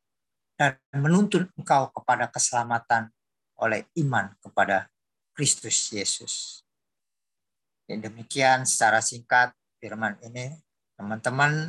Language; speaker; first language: Indonesian; native; Indonesian